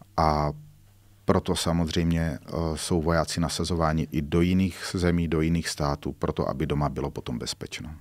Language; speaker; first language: Czech; native; Czech